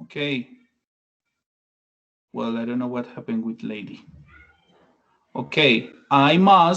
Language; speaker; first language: English; non-native, learner; Spanish